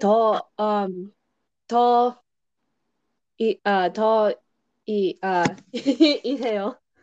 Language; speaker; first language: Korean; non-native, learner; English